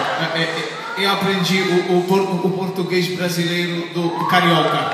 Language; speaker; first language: Portuguese; non-native, fluent; Italian